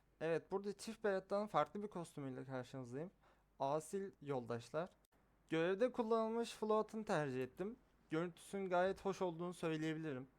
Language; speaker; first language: Turkish; native; Turkish